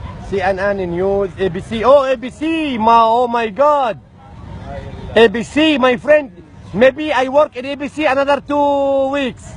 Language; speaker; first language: English; non-native, learner; Arabic